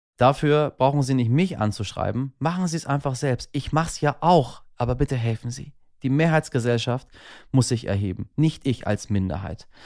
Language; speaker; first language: German; early bilingual, other home language; Persian